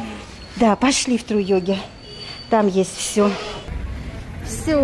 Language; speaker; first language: Russian; native; Russian